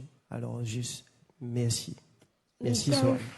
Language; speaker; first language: French; non-native, local second language; Réunion Creole French